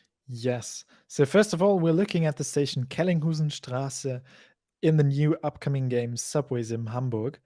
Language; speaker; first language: English; non-native, fluent; German